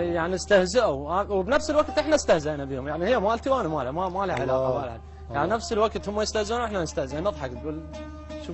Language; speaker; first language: Arabic; native; Arabic